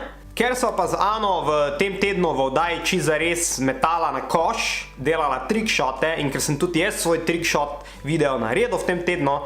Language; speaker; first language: Slovenian; native; Slovenian